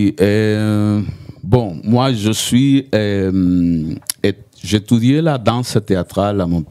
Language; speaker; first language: French; non-native, learner; Spanish